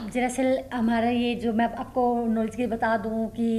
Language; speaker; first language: Hindi; native; Hindi